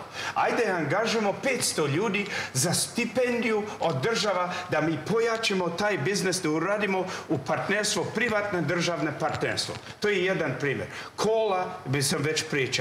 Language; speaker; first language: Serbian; non-native, learner; English